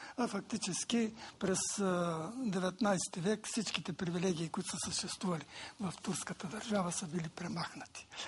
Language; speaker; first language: Bulgarian; native; Bulgarian